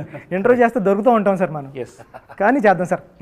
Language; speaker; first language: Telugu; native; Telugu